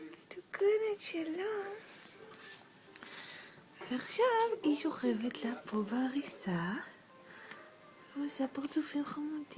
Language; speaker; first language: Hebrew; native; Hebrew